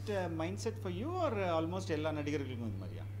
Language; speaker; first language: Tamil; native; Tamil